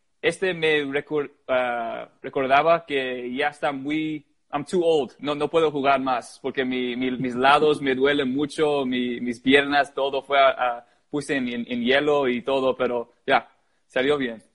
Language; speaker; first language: Spanish; early bilingual, heritage; Spanish